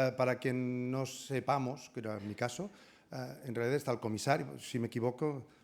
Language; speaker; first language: Spanish; non-native, local second language; Catalan